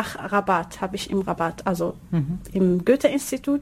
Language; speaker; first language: German; non-native, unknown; Arabic